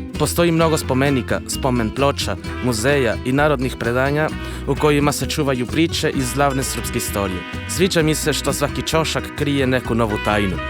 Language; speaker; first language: Serbian; non-native, fluent; Spanish